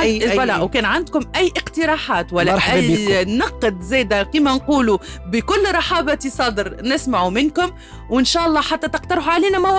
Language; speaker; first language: Arabic; native; Arabic